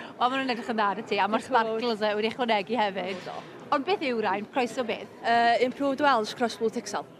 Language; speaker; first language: Welsh; native; Welsh